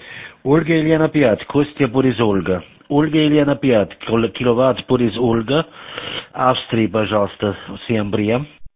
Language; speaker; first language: Russian; non-native, learner; German